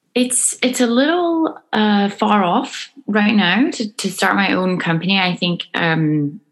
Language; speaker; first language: English; native; English